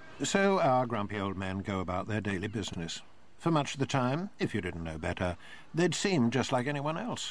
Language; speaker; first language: English; native; English